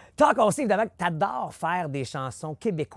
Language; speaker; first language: French; native; French